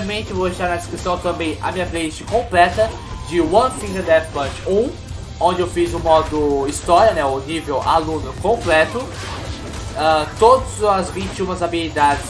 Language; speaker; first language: Portuguese; native; Portuguese